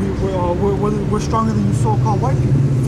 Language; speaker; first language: English; native; English